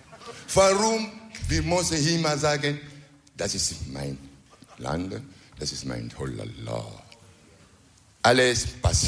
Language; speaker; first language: German; non-native, learner; French